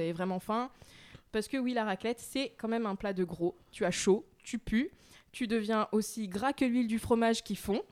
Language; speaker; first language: French; native; French